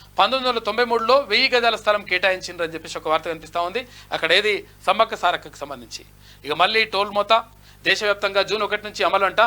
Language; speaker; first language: Telugu; native; Telugu